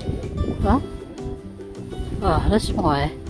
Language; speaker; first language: Dutch; non-native, learner; Indonesian